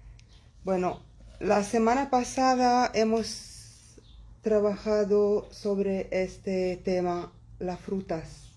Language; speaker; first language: Spanish; non-native, local second language; Arabic